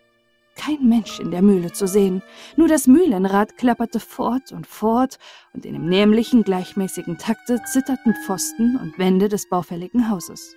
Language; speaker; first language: German; native; German